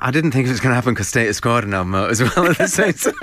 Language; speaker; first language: English; native; English